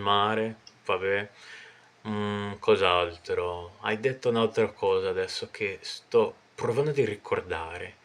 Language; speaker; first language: Italian; non-native, fluent; Portuguese